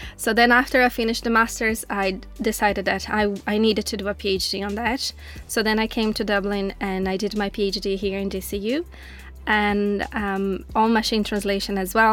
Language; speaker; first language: English; non-native, fluent; Portuguese